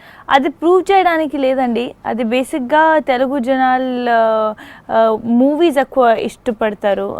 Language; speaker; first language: Telugu; non-native, fluent; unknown